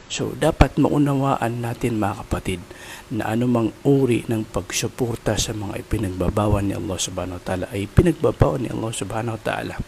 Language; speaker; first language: Filipino; non-native, local second language; Maranao